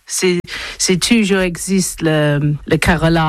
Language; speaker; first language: French; non-native, learner; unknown